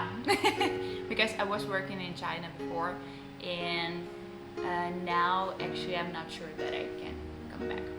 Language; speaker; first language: English; non-native, learner; Russian